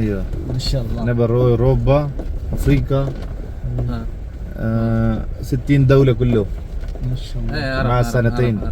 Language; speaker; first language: Arabic; non-native, learner; Malayalam